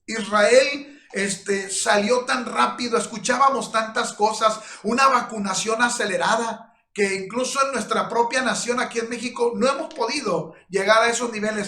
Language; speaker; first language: Spanish; native; Spanish